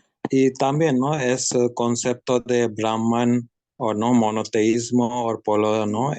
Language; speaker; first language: Spanish; non-native, learner; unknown